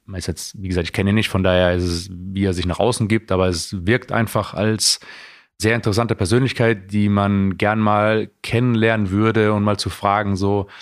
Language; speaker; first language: German; native; German